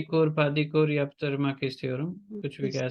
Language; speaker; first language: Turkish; non-native, fluent; Urdu